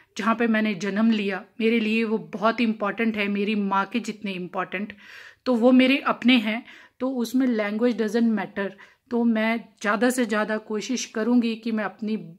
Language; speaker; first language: Hindi; non-native, local second language; Punjabi